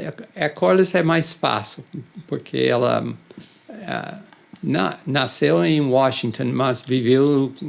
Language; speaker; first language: Portuguese; non-native, fluent; English